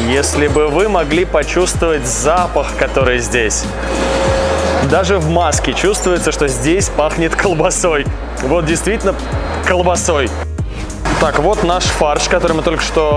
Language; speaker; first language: Russian; native; Russian